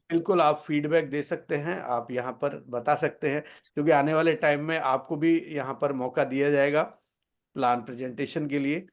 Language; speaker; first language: Hindi; native; Hindi